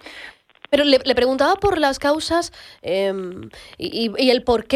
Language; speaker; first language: Spanish; native; Spanish